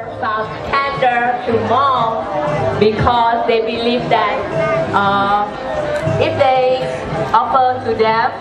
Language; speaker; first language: English; non-native, learner; Thai